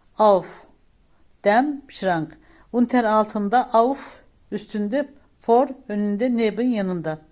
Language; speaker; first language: Turkish; native; Turkish